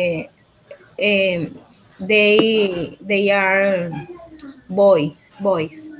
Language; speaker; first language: English; non-native, learner; Spanish